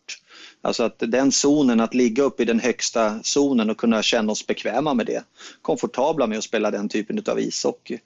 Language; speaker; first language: Swedish; native; Swedish